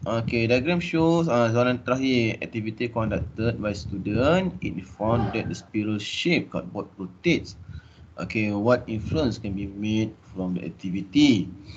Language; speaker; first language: English; non-native, local second language; Malay